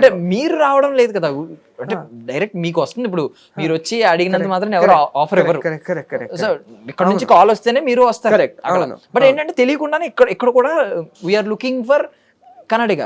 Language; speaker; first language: Telugu; native; Telugu